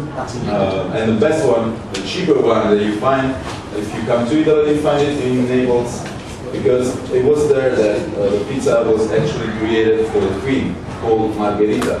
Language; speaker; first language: English; non-native, learner; Italian